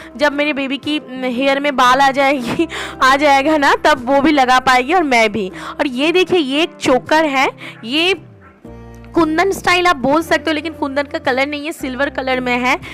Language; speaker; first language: Hindi; non-native, local second language; Bangla